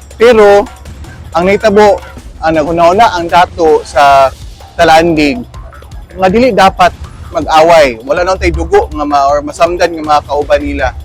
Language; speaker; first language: Cebuano; native; Cebuano